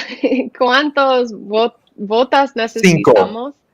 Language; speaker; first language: Spanish; non-native, learner; English